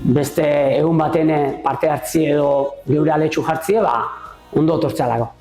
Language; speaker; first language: Basque; native; Basque